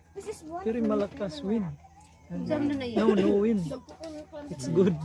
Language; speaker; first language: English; non-native, learner; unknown